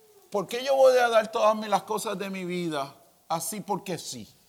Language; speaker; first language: Spanish; native; Spanish